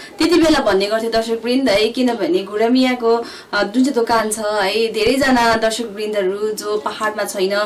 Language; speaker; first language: Nepali; native; Nepali